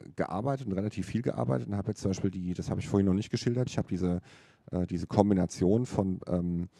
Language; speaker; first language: German; native; German